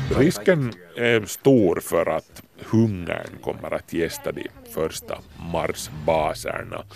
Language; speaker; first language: Swedish; native; Swedish